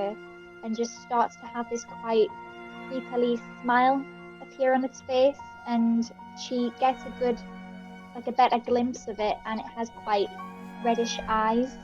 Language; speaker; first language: English; native; English